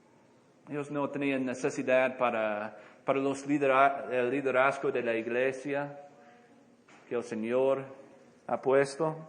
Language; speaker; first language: Spanish; non-native, fluent; English